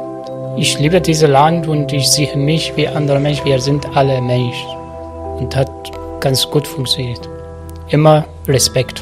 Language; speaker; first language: German; non-native, learner; Arabic